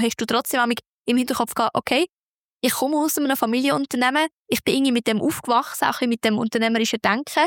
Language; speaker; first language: German; native; German